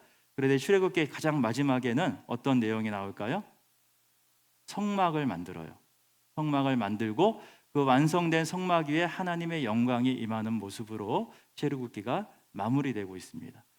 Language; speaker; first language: Korean; native; Korean